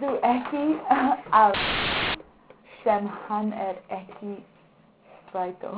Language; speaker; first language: Icelandic; non-native, learner; English